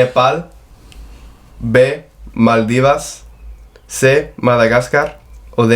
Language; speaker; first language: Spanish; non-native, fluent; English